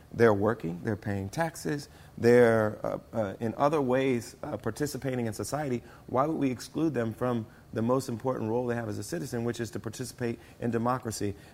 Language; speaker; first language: English; native; English